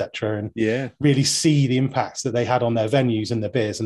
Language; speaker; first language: English; native; English